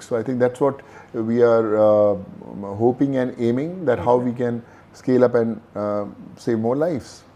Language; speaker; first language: English; non-native, local second language; Punjabi